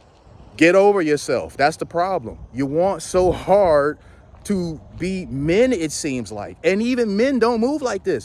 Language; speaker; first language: English; native; English